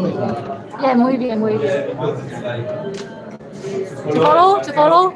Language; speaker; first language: English; non-native, fluent; Chinese